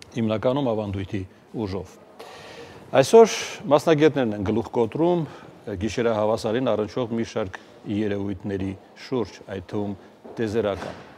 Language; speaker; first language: Armenian; native; Armenian